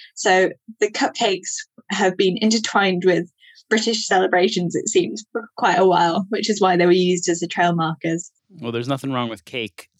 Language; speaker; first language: English; native; English